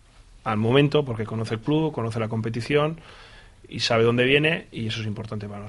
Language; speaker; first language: Spanish; native; Spanish